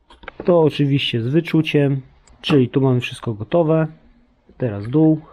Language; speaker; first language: Polish; native; Polish